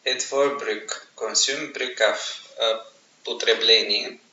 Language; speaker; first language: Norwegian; non-native, fluent; Bulgarian